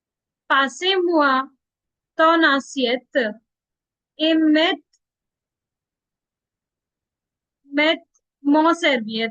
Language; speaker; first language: French; non-native, fluent; Hindi